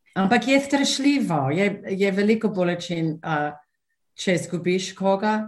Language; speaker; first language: Slovenian; non-native, fluent; English